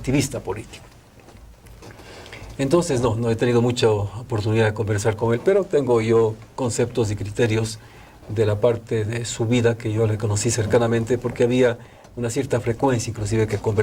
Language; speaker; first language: Spanish; native; Spanish